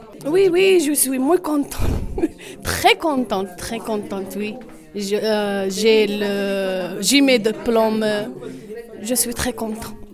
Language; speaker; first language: French; non-native, learner; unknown